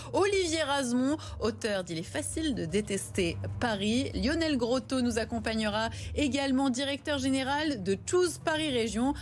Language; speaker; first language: French; native; French